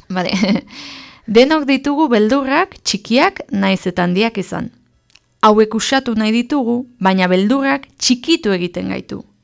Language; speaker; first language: Basque; native; Basque